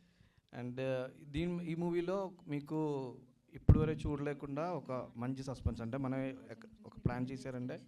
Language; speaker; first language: Telugu; non-native, learner; Malayalam